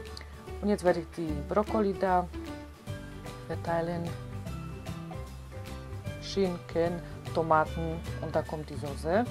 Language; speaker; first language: German; non-native, fluent; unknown